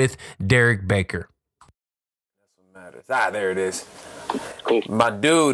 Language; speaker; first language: English; early bilingual, other home language; Spanish